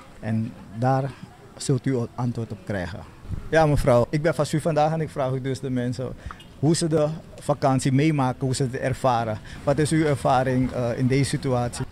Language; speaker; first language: Dutch; native; Dutch